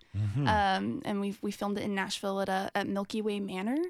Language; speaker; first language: English; native; English